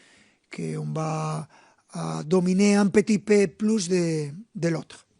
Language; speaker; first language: French; non-native, fluent; Spanish